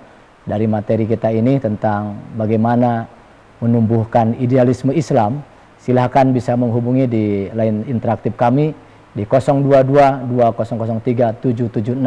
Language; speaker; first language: Indonesian; native; Indonesian